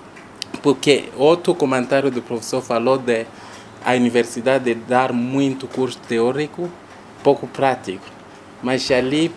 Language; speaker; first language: Portuguese; non-native, learner; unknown